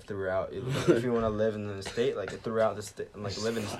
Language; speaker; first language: English; early bilingual, other home language; Japanese